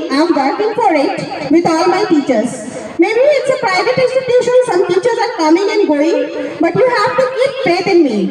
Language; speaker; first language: English; non-native, local second language; Bangla